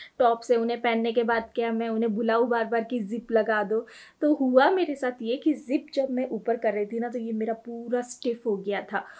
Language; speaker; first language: Hindi; native; Hindi